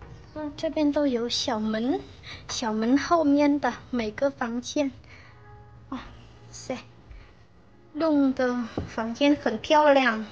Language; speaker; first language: Chinese; non-native, fluent; Vietnamese